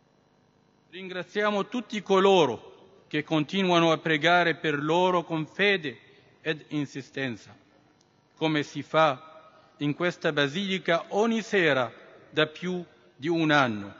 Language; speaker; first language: Italian; non-native, fluent; Arabic